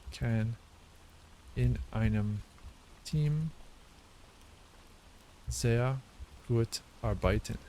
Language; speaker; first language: German; non-native, learner; English